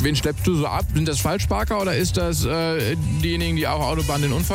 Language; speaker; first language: German; native; German